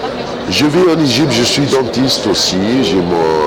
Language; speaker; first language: French; non-native, fluent; Arabic